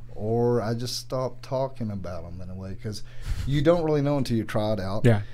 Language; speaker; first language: English; native; English